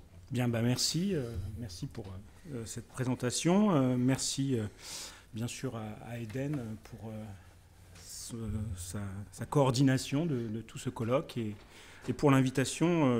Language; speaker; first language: French; native; French